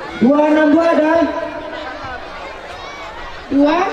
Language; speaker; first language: Malay; native; Malay